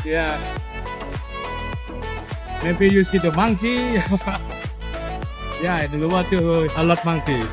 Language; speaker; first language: English; non-native, learner; Indonesian